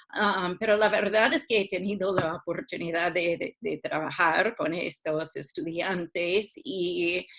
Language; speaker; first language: Spanish; non-native, fluent; English